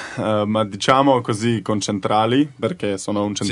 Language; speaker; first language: Italian; non-native, learner; Slovenian